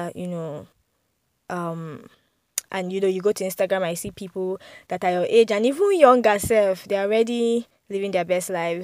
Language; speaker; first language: English; non-native, local second language; Yoruba